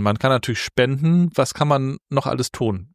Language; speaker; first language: German; native; German